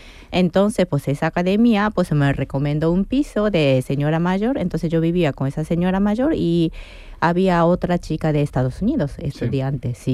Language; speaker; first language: Spanish; non-native, fluent; Japanese